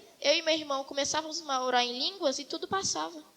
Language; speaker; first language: Portuguese; native; Portuguese